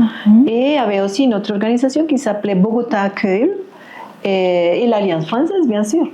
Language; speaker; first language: French; non-native, fluent; Spanish